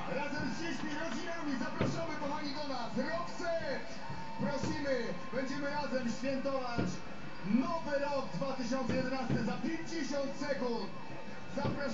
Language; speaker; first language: Polish; native; Polish